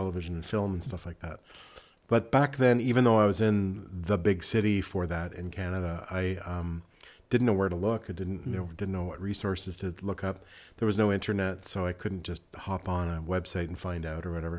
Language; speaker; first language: English; native; English